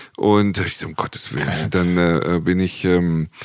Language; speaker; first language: German; native; German